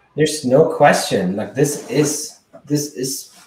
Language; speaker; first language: English; non-native, fluent; Swedish